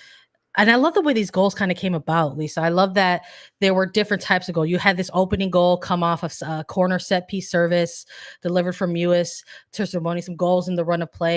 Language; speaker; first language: English; native; English